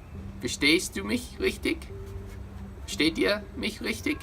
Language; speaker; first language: German; non-native, fluent; English